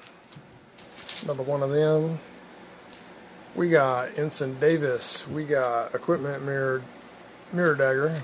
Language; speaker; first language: English; native; English